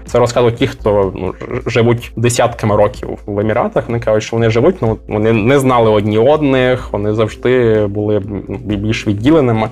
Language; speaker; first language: Ukrainian; native; Ukrainian